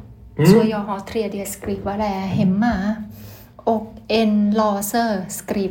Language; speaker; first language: Swedish; non-native, learner; Thai